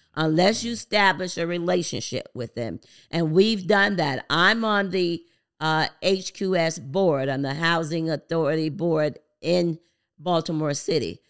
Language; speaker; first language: English; native; English